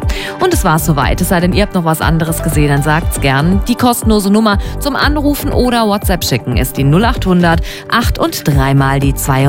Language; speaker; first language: German; native; German